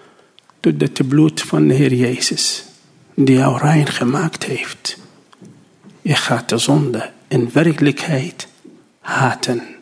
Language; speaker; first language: Dutch; non-native, learner; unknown